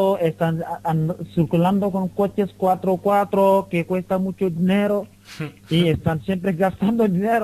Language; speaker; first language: Spanish; non-native, learner; Wolof